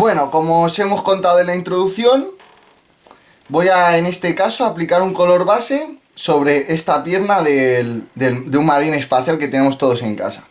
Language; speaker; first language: Spanish; native; Spanish